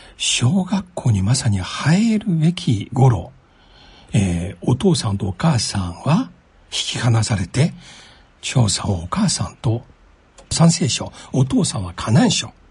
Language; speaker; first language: Japanese; non-native, fluent; Chinese